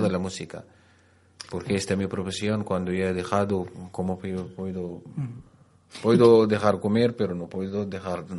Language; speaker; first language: Spanish; non-native, learner; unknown